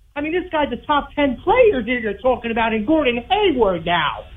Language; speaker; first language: English; native; English